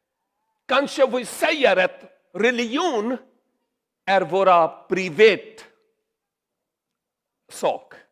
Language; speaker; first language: Swedish; non-native, learner; Urdu